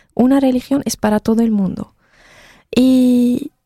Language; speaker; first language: Spanish; non-native, fluent; Arabic